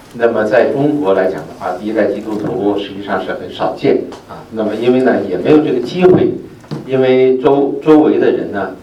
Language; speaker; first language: Chinese; native; Chinese